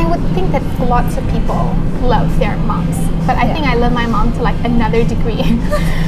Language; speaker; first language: English; non-native, local second language; Malay